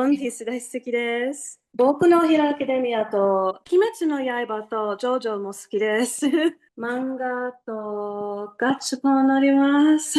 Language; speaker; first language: Japanese; non-native, learner; English